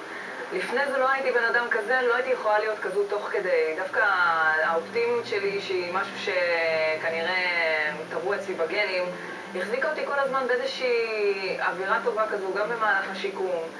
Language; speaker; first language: Hebrew; native; Hebrew